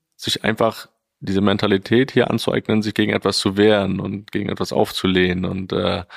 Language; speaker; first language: German; native; German